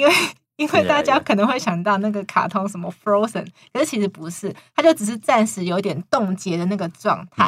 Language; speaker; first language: Chinese; native; Chinese